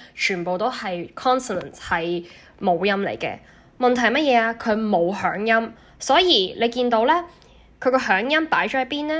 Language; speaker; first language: Cantonese; native; Cantonese